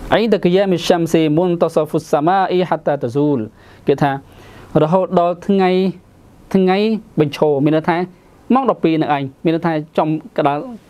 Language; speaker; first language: Khmer; non-native, local second language; Western Cham